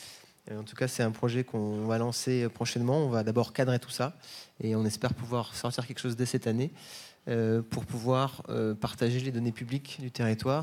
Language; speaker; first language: French; native; French